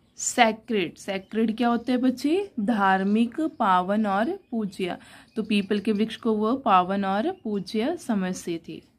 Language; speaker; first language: Hindi; non-native, local second language; Punjabi